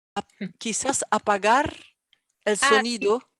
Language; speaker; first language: Spanish; non-native, fluent; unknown